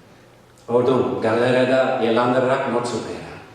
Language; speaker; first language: Basque; non-native, fluent; English